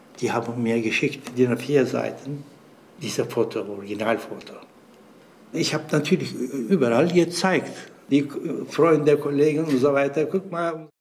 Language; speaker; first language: German; non-native, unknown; Turkish